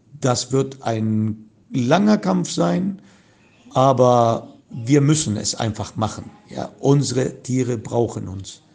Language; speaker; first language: German; non-native, fluent; Spanish